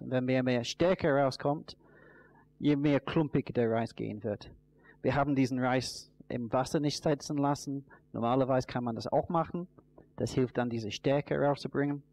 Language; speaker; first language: German; non-native, fluent; English